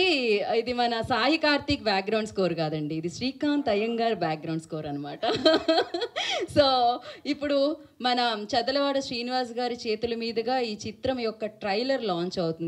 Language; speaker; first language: Telugu; native; Telugu